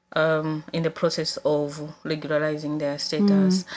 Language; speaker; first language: English; non-native, local second language; Nyanja